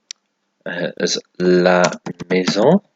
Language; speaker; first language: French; non-native, learner; English